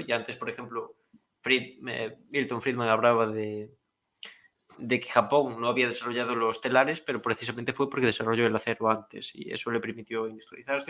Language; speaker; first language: Spanish; native; Spanish